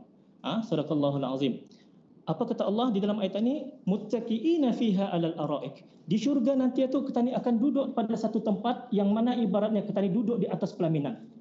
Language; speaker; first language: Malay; native; Malay